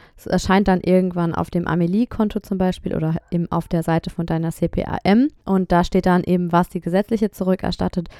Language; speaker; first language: German; native; German